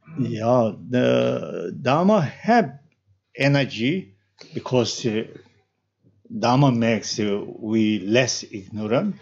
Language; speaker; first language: English; non-native, learner; Tibetan